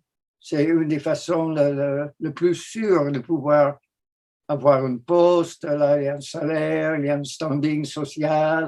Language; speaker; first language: French; non-native, fluent; English